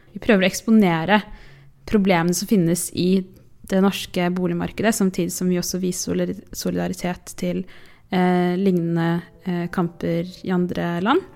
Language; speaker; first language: Norwegian; early bilingual, other home language; Tigrinya